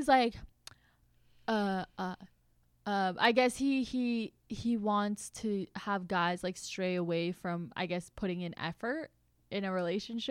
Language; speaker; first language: English; native; English